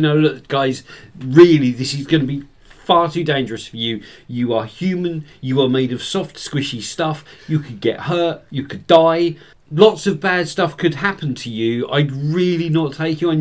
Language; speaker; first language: English; native; English